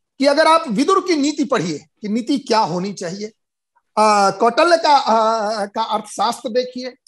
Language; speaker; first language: Hindi; native; Hindi